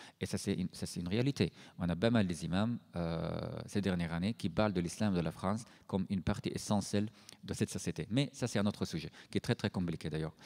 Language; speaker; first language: French; non-native, fluent; Arabic